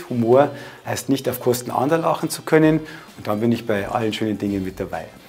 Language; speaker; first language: German; native; German